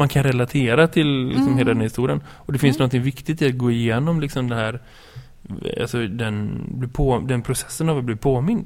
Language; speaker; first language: Swedish; native; Swedish